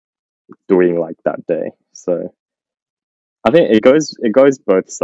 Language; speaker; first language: English; native; English